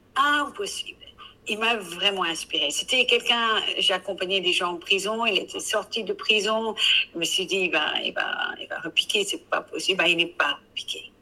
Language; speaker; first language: French; non-native, fluent; English